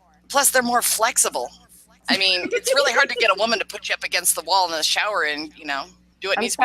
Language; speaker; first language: English; native; English